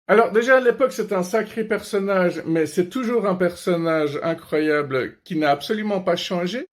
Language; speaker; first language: French; non-native, fluent; Persian